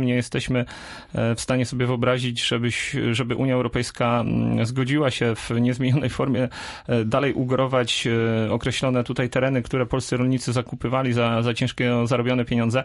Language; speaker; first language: Polish; native; Polish